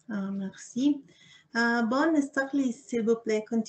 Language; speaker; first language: French; non-native, learner; Spanish